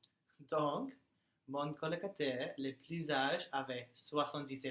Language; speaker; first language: French; non-native, learner; English